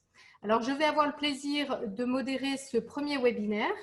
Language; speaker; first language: French; native; French